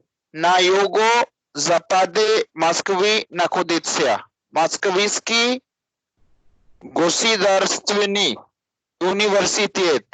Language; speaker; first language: Russian; non-native, learner; Hindi